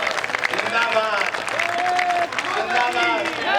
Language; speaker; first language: Hindi; native; Hindi